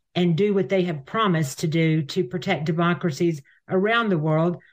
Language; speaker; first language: English; native; English